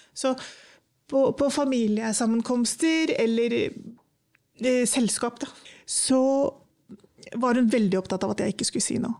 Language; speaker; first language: Norwegian; early bilingual, other home language; Urdu